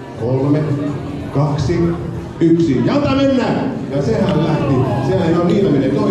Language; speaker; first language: Finnish; native; Finnish